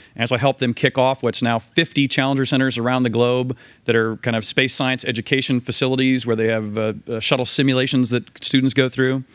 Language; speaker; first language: English; native; English